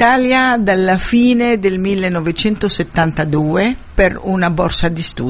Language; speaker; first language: Italian; non-native, fluent; Arabic